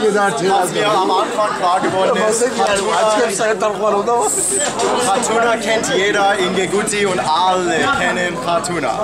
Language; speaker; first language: German; non-native, fluent; English